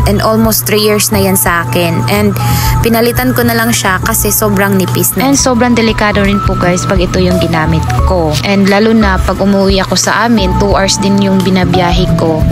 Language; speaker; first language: Filipino; non-native, local second language; Cebuano